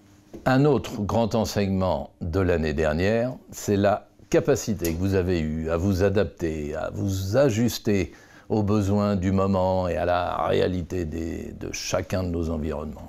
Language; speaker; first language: French; native; French